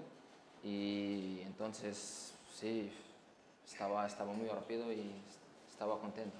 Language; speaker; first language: Spanish; non-native, learner; French